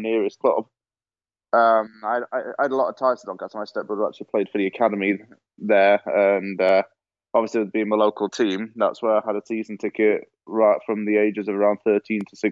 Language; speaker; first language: English; native; English